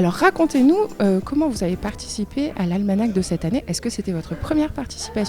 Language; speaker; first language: French; native; French